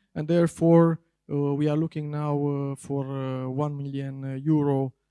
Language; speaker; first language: English; non-native, fluent; Romanian